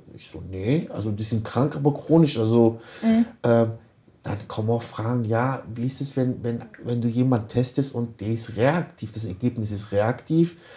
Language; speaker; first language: German; early bilingual, other home language; Kurdish